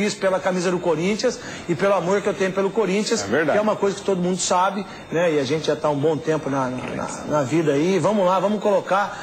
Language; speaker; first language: Portuguese; native; Portuguese